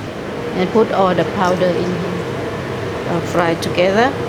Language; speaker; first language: English; non-native, learner; Thai